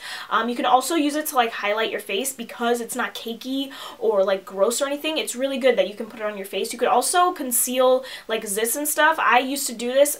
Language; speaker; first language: English; native; English